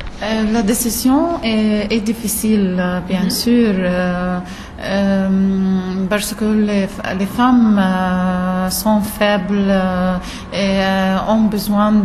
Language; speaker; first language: French; non-native, learner; Arabic